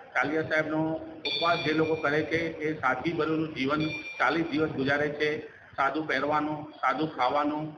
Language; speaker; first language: Gujarati; non-native, local second language; Sindhi